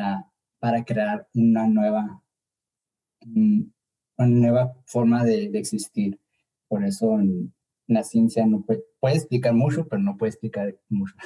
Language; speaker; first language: Spanish; early bilingual, heritage; English